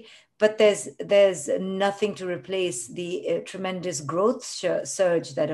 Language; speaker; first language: English; non-native, local second language; Hindi